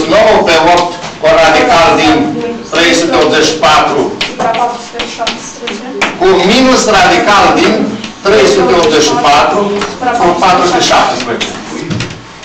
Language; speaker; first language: Romanian; native; Romanian